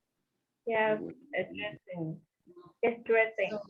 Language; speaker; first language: English; non-native, learner; Vietnamese